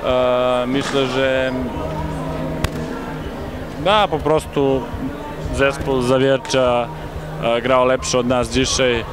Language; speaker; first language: Polish; non-native, fluent; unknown